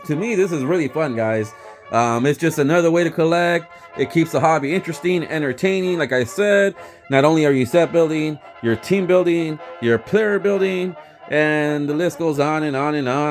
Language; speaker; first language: English; native; English